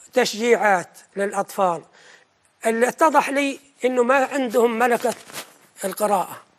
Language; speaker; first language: Arabic; native; Arabic